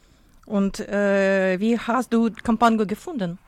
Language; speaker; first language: German; non-native, learner; Ukrainian